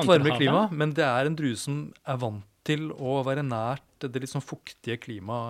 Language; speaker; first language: Norwegian; native; Norwegian